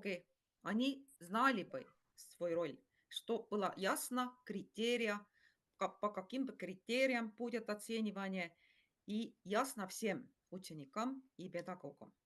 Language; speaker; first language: Russian; non-native, fluent; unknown